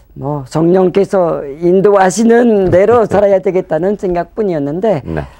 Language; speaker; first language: Korean; non-native, fluent; French